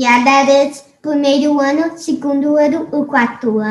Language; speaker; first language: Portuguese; early bilingual, heritage; English